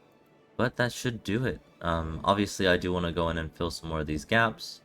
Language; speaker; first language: English; native; English